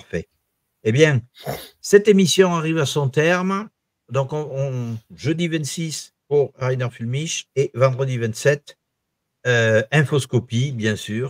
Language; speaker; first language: French; native; French